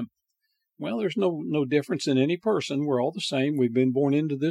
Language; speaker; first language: English; native; English